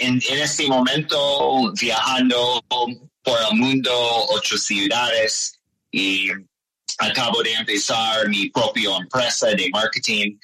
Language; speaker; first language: Spanish; non-native, learner; English